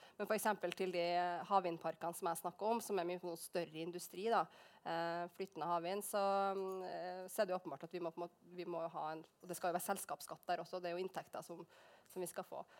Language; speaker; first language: Norwegian; native; Norwegian